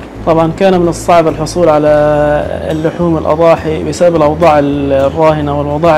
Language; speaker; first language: Arabic; native; Arabic